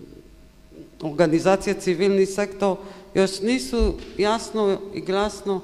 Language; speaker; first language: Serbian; non-native, learner; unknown